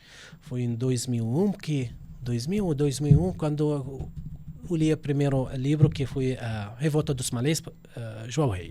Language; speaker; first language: Portuguese; non-native, fluent; Arabic